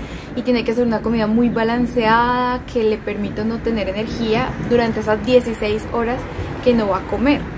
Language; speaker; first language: Spanish; native; Spanish